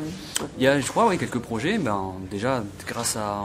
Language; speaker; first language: French; native; French